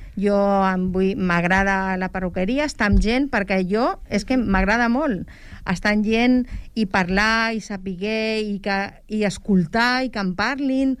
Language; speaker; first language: Catalan; non-native, local second language; Spanish